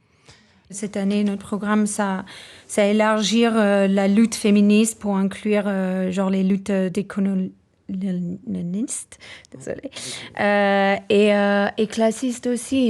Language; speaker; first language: French; non-native, fluent; English